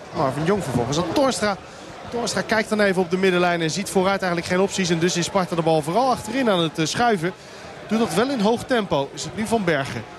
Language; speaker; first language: Dutch; native; Dutch